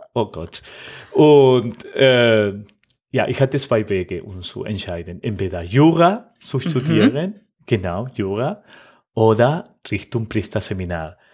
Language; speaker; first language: German; non-native, fluent; Spanish